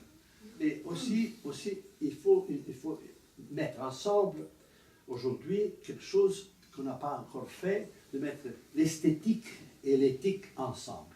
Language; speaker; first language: French; non-native, fluent; Italian